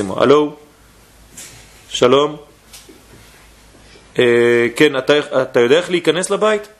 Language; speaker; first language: Hebrew; non-native, fluent; French